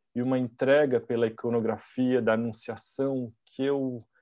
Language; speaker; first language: Portuguese; native; Portuguese